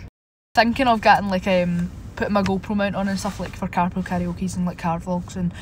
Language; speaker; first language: English; native; English